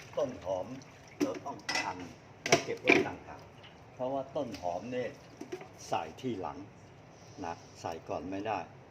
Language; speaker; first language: Thai; non-native, fluent; Chinese